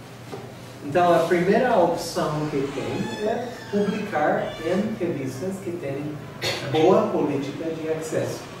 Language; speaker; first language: Portuguese; non-native, fluent; English